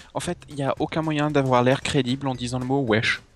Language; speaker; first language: French; non-native, learner; English